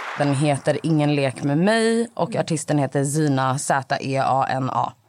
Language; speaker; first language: Swedish; native; Swedish